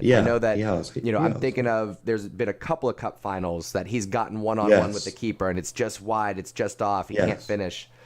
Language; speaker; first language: English; native; English